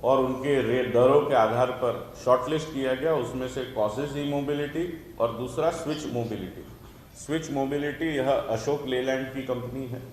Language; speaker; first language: Hindi; non-native, local second language; Marathi